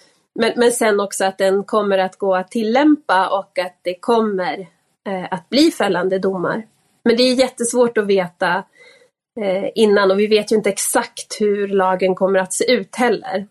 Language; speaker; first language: Swedish; native; Swedish